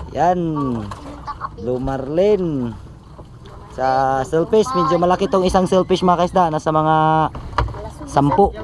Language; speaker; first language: Filipino; non-native, local second language; Surigaonon